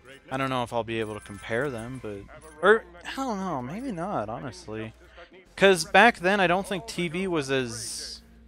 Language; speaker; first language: English; native; English